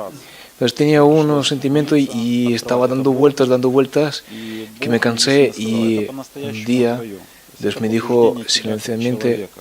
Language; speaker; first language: Spanish; non-native, fluent; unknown